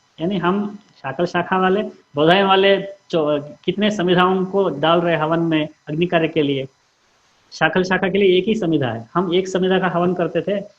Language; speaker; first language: Hindi; non-native, local second language; Kannada